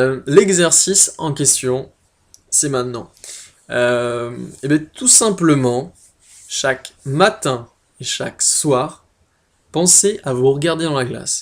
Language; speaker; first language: French; native; French